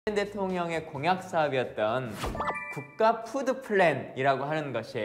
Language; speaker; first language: Korean; native; Korean